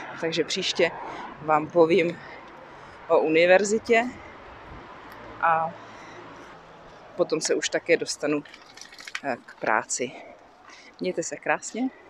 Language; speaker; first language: Czech; native; Czech